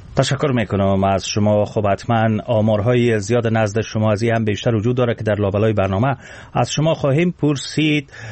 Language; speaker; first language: Persian; native; Persian